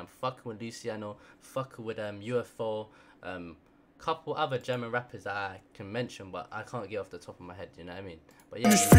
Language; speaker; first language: English; native; English